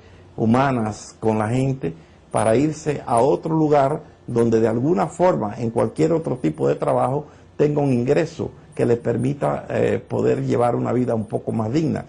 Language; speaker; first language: Spanish; native; Spanish